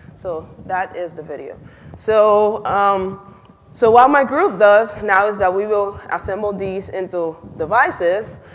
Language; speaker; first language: English; non-native, fluent; Spanish